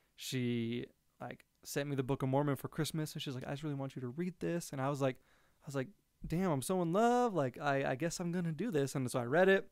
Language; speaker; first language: English; native; English